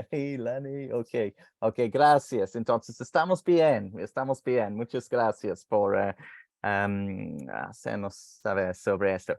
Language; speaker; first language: Spanish; non-native, fluent; English